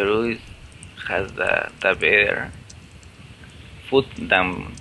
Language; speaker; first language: English; non-native, learner; Spanish